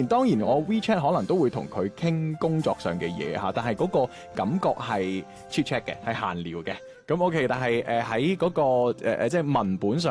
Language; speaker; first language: Cantonese; native; Cantonese